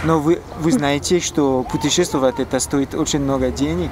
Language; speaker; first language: Russian; non-native, fluent; French